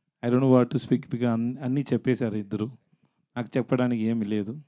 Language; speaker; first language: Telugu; non-native, learner; Tamil